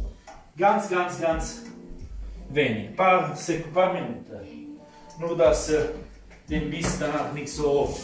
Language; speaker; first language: German; non-native, fluent; Italian